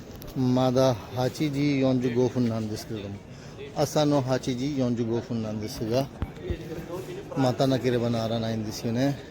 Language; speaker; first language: Japanese; non-native, fluent; Urdu